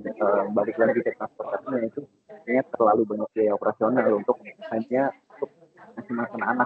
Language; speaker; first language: Indonesian; native; Indonesian